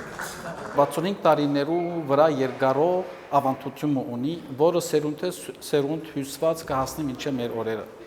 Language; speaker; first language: Armenian; early bilingual, heritage; Armenian